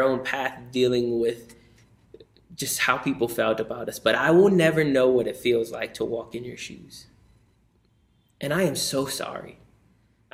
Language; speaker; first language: English; native; English